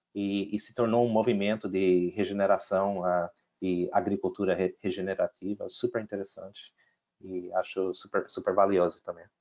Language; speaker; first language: Portuguese; non-native, fluent; English